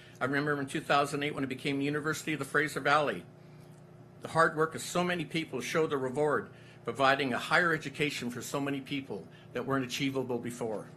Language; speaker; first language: English; native; English